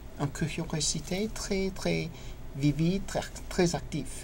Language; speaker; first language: French; non-native, learner; English